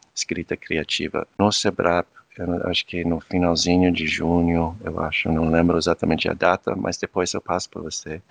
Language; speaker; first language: Portuguese; non-native, fluent; English